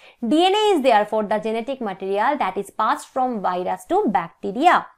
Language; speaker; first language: English; non-native, local second language; Bangla